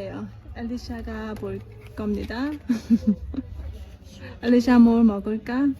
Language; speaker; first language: Korean; non-native, fluent; Burmese